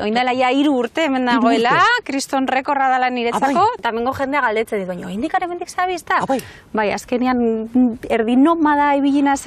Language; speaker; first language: Basque; non-native, local second language; Spanish